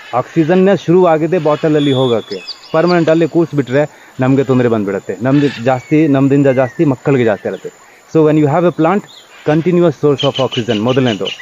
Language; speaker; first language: Kannada; non-native, fluent; Hindi